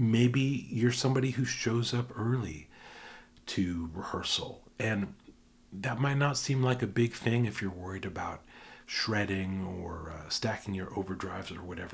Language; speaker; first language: English; native; English